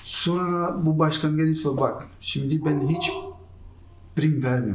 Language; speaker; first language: Turkish; non-native, learner; Portuguese